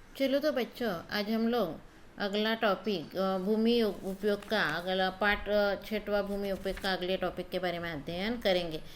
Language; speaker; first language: Hindi; non-native, local second language; Marathi